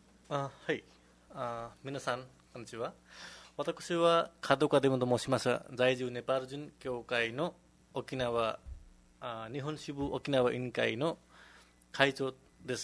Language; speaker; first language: Japanese; non-native, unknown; Nepali